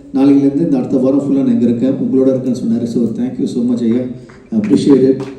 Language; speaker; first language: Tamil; native; Tamil